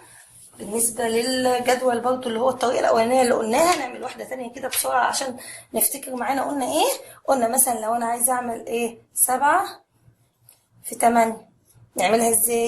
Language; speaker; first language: Arabic; native; Arabic